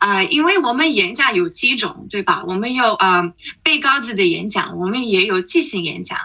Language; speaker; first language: Chinese; non-native, fluent; Russian